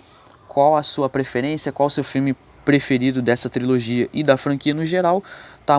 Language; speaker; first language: Portuguese; native; Portuguese